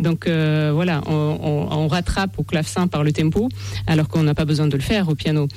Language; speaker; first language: French; non-native, fluent; Russian